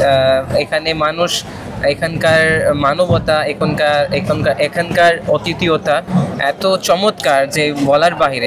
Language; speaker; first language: Bangla; non-native, fluent; Urdu